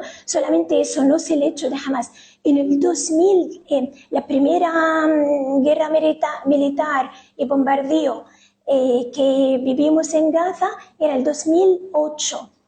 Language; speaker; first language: Spanish; non-native, fluent; Arabic